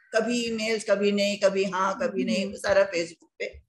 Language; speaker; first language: Hindi; native; Hindi